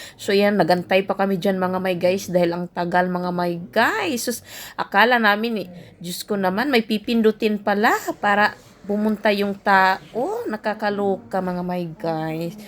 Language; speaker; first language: Filipino; native; Filipino